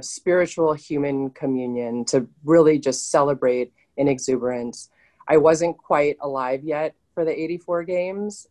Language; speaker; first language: English; native; English